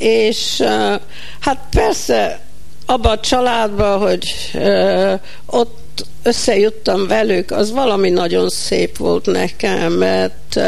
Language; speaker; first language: Hungarian; early bilingual, heritage; Hungarian